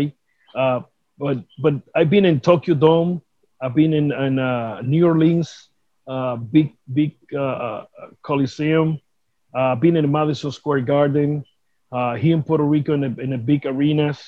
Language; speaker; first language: English; non-native, learner; Spanish